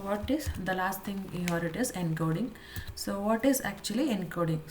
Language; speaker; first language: English; non-native, local second language; Kannada